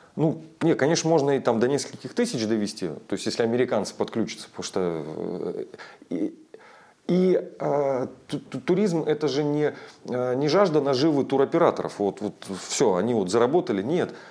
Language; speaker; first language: Russian; native; Russian